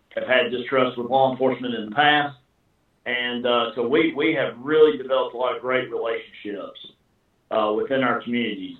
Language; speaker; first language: English; native; English